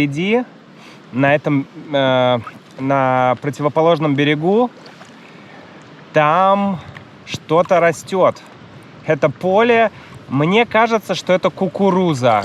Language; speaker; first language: Russian; native; Russian